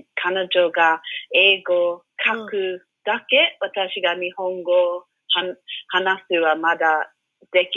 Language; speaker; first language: Japanese; non-native, learner; English